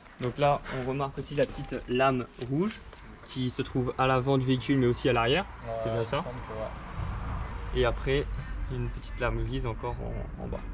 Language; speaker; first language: French; native; French